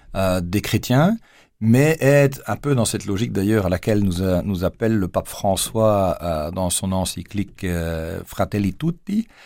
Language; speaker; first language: French; native; French